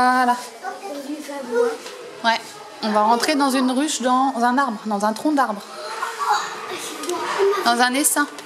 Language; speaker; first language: French; native; French